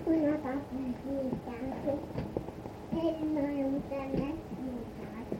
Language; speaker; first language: Spanish; early bilingual, heritage; Spanish